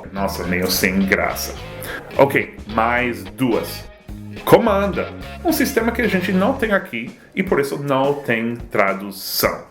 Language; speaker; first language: Portuguese; non-native, fluent; English